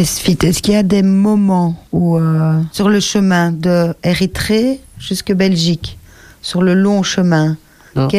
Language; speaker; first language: French; native; French